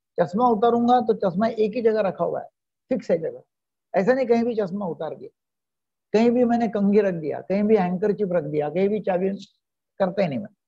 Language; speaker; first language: Hindi; non-native, local second language; Marathi